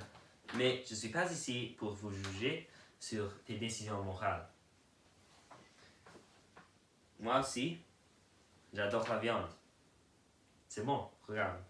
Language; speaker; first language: French; non-native, learner; English